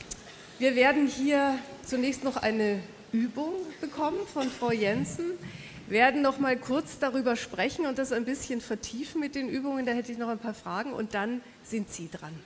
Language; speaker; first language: German; native; German